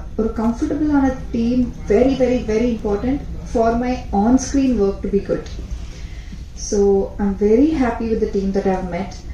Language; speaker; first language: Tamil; non-native, learner; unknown